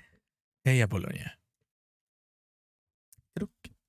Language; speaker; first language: Spanish; native; Spanish